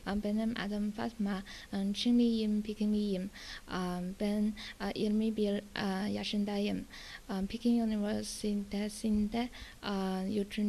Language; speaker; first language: Turkish; non-native, learner; Chinese